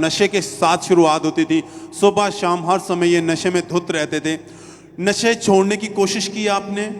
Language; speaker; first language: Hindi; native; Hindi